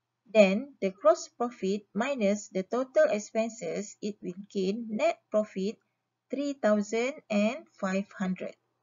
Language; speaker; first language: English; non-native, local second language; Malay